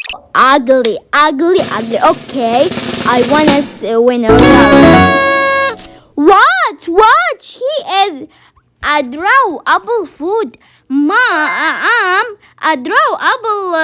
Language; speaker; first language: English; non-native, learner; Arabic